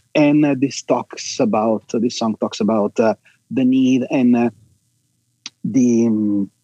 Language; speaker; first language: English; non-native, fluent; Italian